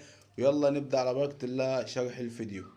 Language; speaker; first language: Arabic; native; Arabic